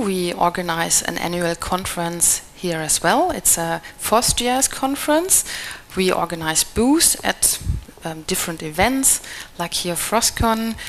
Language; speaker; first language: English; non-native, fluent; German